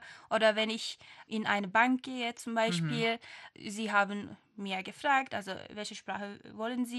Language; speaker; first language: German; non-native, fluent; Turkish